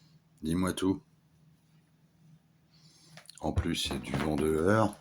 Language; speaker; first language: French; native; French